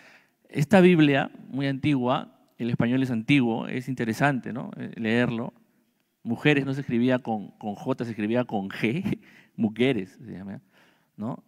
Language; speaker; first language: Spanish; native; Spanish